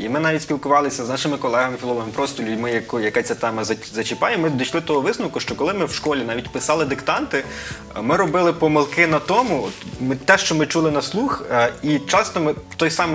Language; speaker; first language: Ukrainian; native; Ukrainian